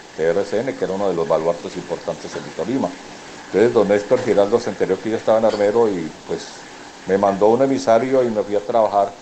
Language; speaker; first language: Spanish; native; Spanish